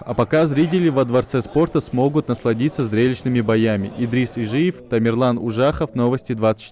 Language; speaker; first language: Russian; native; Russian